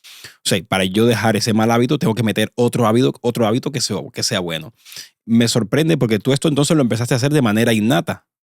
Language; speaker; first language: Spanish; native; Spanish